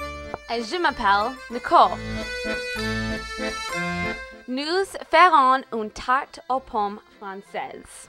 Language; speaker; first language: French; non-native, learner; English